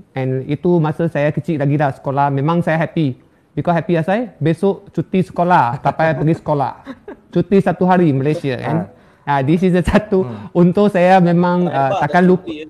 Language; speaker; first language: Malay; non-native, local second language; Chinese